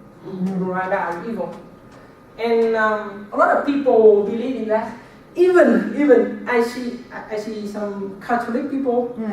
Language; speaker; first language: English; non-native, learner; Vietnamese